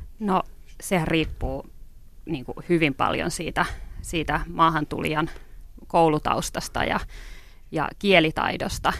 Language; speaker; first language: Finnish; native; Finnish